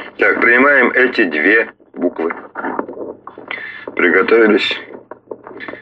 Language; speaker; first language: Russian; native; Russian